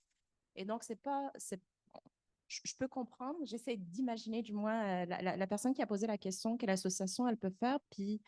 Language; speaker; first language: French; native; French